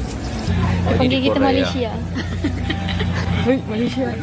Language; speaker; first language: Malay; non-native, local second language; Chinese